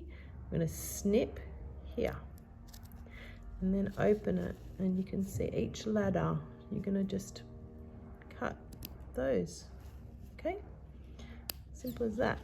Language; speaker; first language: English; native; English